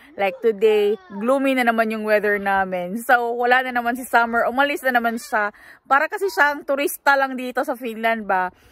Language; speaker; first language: Filipino; non-native, local second language; Cebuano